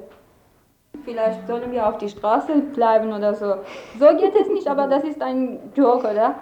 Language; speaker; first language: German; non-native, learner; Persian